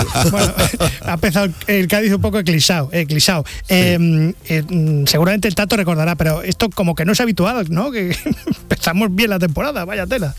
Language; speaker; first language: Spanish; native; Spanish